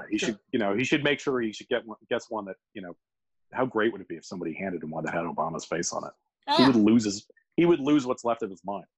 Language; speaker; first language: English; native; English